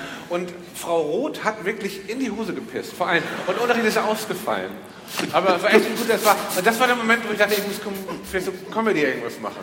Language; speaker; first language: German; native; German